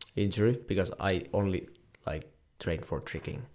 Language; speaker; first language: English; non-native, learner; Finnish